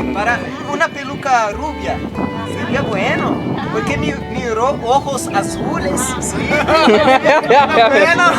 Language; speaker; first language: Spanish; non-native, learner; Portuguese